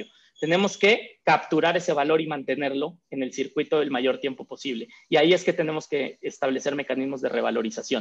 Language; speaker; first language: Spanish; native; Spanish